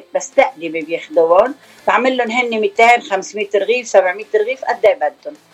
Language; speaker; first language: Arabic; native; Arabic